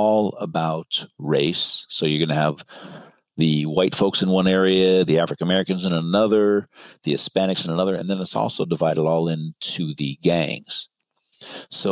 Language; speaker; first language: English; native; English